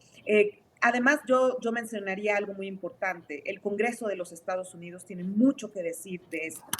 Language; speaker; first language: Spanish; native; Spanish